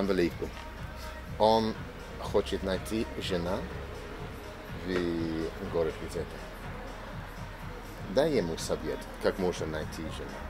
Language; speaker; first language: Russian; non-native, learner; English